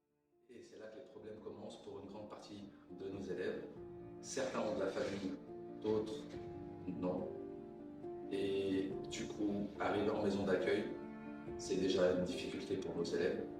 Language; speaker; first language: French; native; French